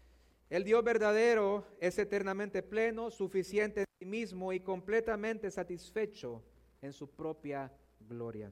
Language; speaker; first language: Spanish; native; Spanish